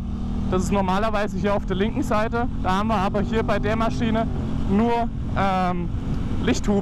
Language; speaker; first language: German; native; German